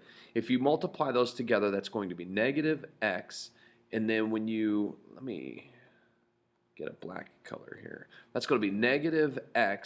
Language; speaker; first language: English; native; English